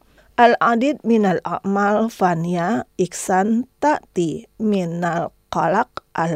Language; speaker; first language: Arabic; non-native, fluent; Indonesian